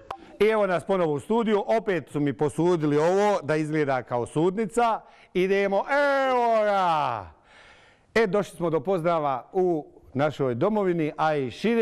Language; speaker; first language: Bosnian; native; Bosnian